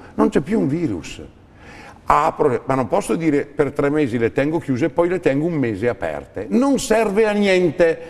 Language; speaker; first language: Italian; native; Italian